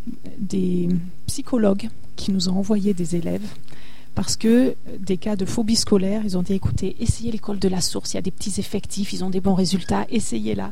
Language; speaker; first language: French; native; French